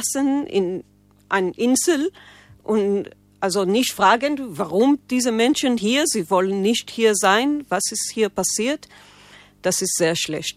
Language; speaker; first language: German; non-native, learner; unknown